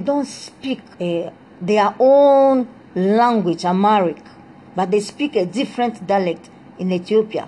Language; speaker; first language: English; non-native, fluent; Lingala